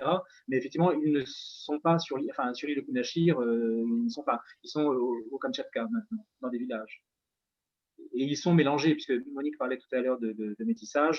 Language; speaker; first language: French; native; French